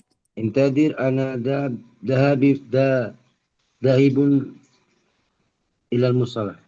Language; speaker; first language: Arabic; non-native, learner; Indonesian